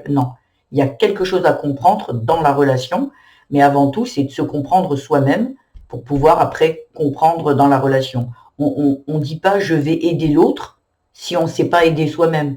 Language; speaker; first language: French; native; French